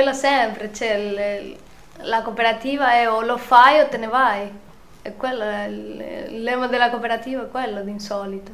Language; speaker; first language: Italian; non-native, fluent; Spanish